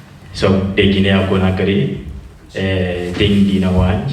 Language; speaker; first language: Spanish; non-native, fluent; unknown